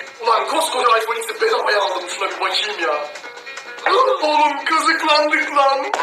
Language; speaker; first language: Turkish; native; Turkish